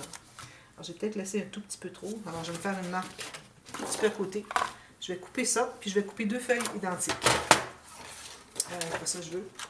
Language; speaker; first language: French; native; French